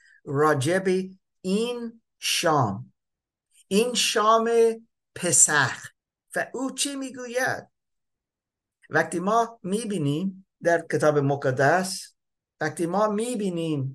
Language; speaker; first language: Persian; non-native, fluent; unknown